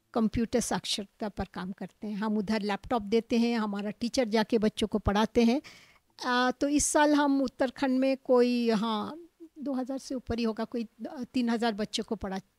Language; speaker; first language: Hindi; non-native, local second language; Bangla